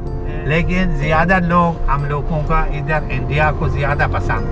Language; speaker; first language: Hindi; non-native, learner; Arabic